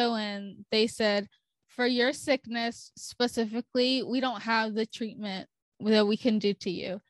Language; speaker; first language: English; early bilingual, other home language; Spanish